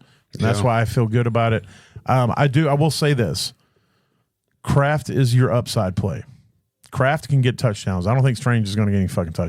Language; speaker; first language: English; native; English